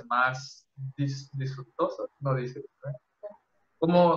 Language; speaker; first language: Spanish; non-native, fluent; Portuguese